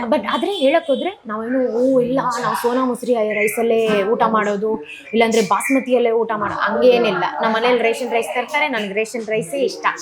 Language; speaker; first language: Kannada; non-native, local second language; Malayalam